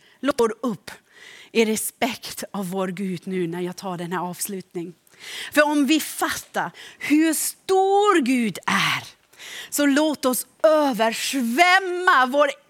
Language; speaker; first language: Swedish; non-native, fluent; German